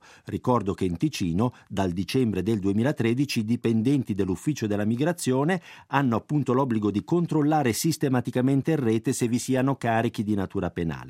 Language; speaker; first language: Italian; native; Italian